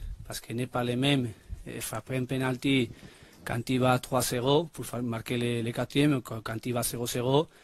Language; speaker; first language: French; non-native, learner; Spanish